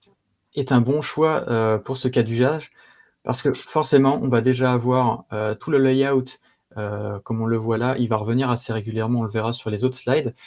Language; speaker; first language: French; native; French